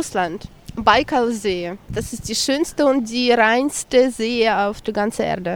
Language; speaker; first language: German; early bilingual, other home language; Russian